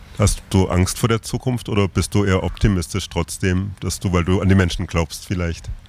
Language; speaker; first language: German; native; German